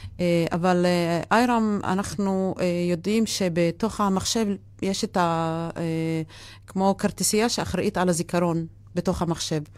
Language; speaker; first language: Hebrew; non-native, local second language; Arabic